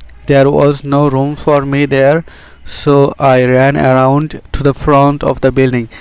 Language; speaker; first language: English; non-native, local second language; Bangla